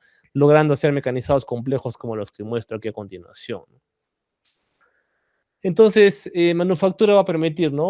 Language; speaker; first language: Spanish; native; Spanish